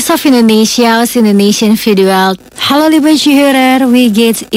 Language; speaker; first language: German; non-native, fluent; Indonesian